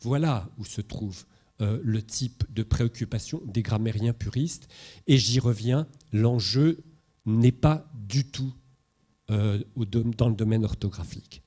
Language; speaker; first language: French; native; French